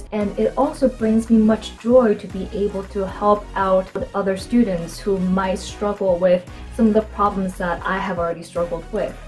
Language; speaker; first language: English; non-native, fluent; Korean